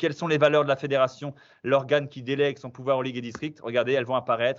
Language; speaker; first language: French; native; French